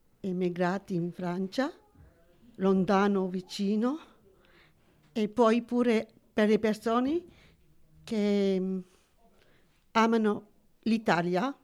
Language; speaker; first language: Italian; early bilingual, heritage; Italian